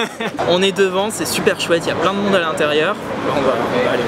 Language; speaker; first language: French; native; French